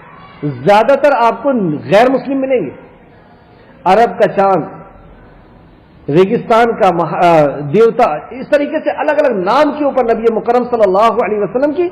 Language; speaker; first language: Urdu; native; Urdu